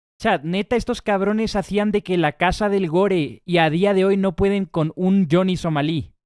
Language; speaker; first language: Spanish; native; Spanish